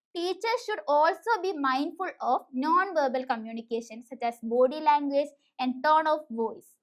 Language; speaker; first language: English; non-native, local second language; Malayalam